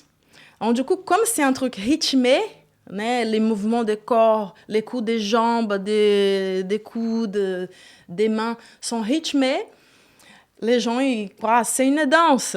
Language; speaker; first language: French; non-native, fluent; Portuguese